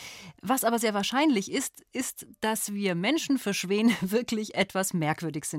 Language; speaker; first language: German; native; German